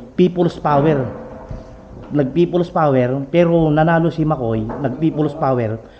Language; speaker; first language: Filipino; native; Filipino